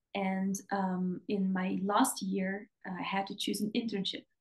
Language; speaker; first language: English; non-native, fluent; Dutch